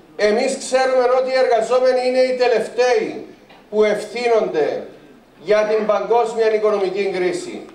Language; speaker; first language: Greek; native; Greek